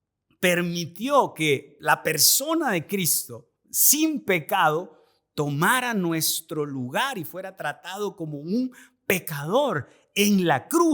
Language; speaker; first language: Spanish; native; Spanish